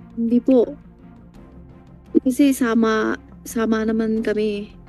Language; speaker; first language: Filipino; non-native, learner; Chinese